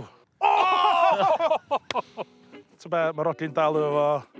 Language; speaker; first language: Welsh; native; Welsh